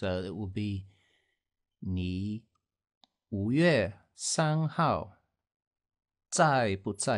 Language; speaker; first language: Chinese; non-native, learner; English